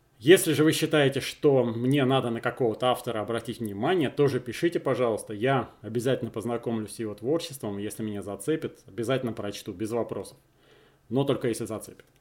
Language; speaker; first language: Russian; native; Russian